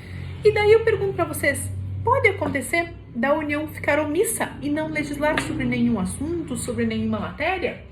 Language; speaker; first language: Portuguese; native; Portuguese